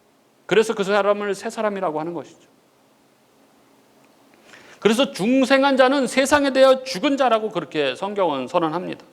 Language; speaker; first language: Korean; native; Korean